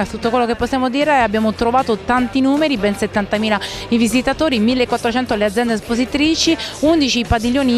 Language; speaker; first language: Italian; native; Italian